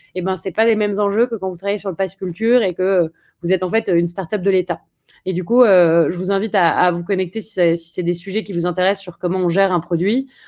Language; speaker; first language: French; native; French